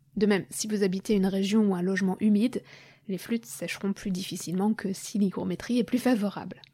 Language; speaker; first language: French; native; French